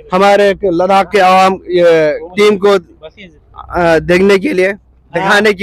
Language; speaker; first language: Hindi; non-native, local second language; Balti